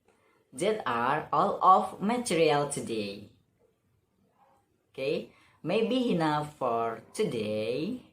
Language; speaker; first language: English; non-native, learner; Indonesian